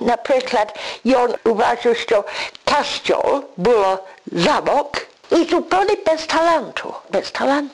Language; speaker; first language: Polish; non-native, learner; English